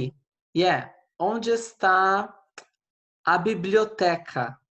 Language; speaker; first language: Portuguese; non-native, fluent; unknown